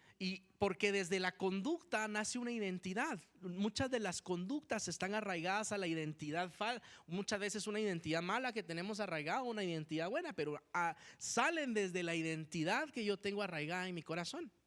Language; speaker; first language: Spanish; native; Spanish